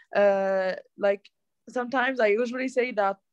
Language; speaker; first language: English; non-native, fluent; Arabic